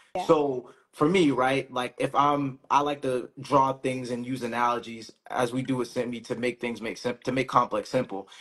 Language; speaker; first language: English; native; English